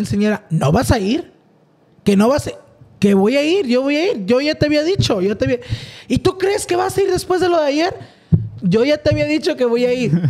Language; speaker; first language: Spanish; early bilingual, heritage; Spanish